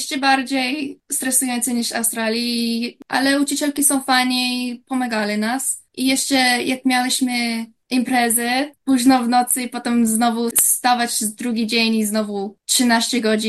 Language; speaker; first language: Polish; early bilingual, heritage; English